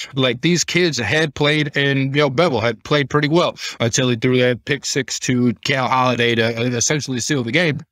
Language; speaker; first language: English; native; English